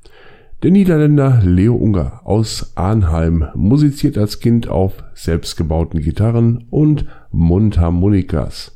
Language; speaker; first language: German; native; German